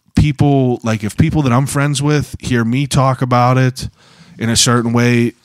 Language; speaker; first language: English; native; English